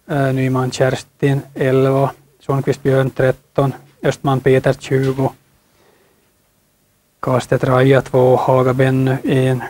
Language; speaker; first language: Swedish; native; Swedish